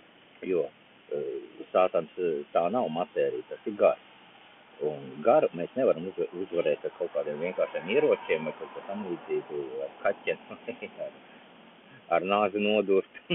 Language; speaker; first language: Latvian; non-native, local second language; Russian